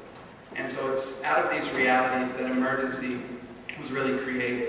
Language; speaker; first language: English; native; English